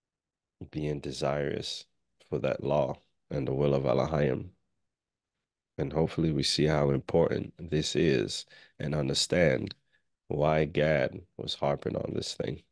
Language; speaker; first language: English; native; English